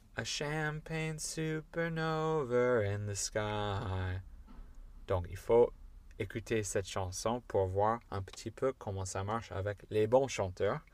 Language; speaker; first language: French; non-native, fluent; English